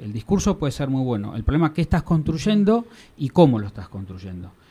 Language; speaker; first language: Spanish; native; Spanish